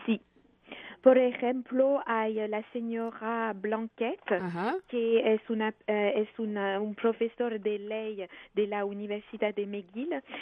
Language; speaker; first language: Spanish; non-native, fluent; French